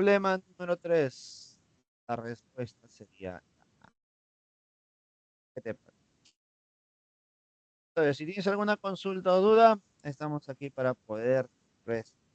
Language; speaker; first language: Spanish; native; Spanish